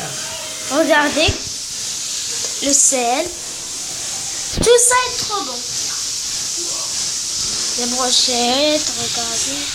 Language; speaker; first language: French; non-native, learner; Arabic